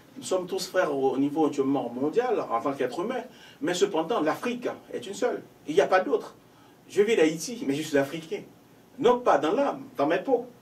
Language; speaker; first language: French; non-native, local second language; Haitian Creole